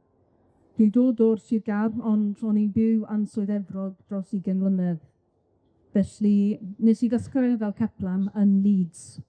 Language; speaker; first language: Welsh; non-native, local second language; English